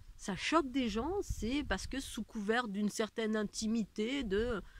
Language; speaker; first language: French; native; French